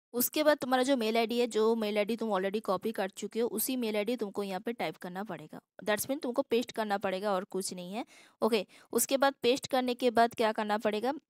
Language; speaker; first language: Hindi; non-native, local second language; Assamese